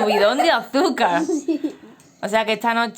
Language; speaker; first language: Spanish; native; Spanish